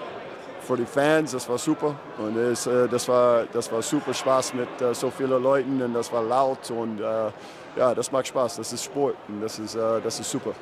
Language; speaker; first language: German; non-native, learner; English